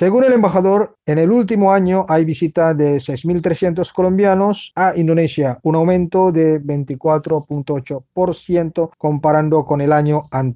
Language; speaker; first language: Spanish; non-native, fluent; Indonesian